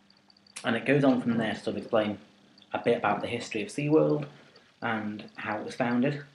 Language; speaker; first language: English; native; English